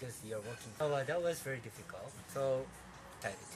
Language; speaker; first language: English; non-native, fluent; Japanese